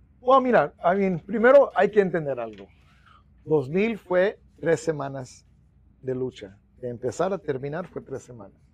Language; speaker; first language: Spanish; early bilingual, heritage; Spanish